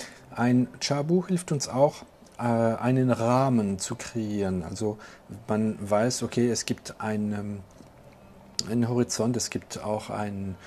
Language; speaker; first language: German; non-native, local second language; French